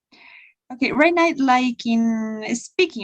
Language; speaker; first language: English; non-native, learner; Spanish